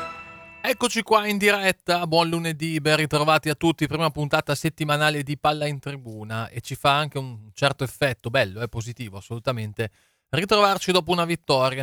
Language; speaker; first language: Italian; native; Italian